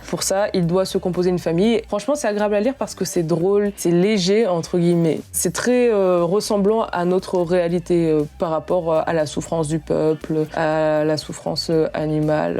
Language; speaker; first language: French; native; French